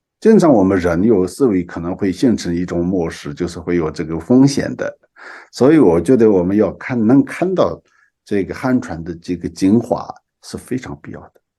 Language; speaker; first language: Chinese; non-native, local second language; Tibetan